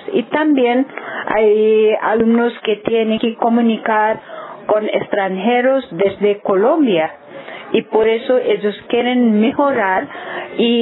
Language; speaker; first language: Spanish; non-native, learner; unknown